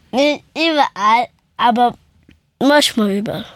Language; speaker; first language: German; early bilingual, other home language; Persian